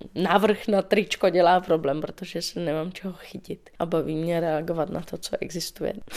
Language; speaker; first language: Czech; native; Czech